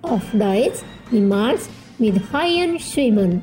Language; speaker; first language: German; non-native, fluent; Indonesian